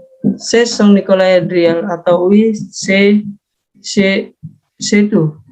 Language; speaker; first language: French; non-native, learner; Indonesian